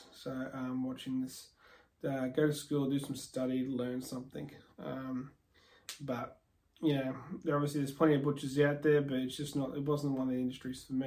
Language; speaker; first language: English; native; English